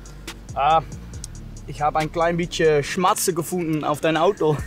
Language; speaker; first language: German; non-native, learner; Dutch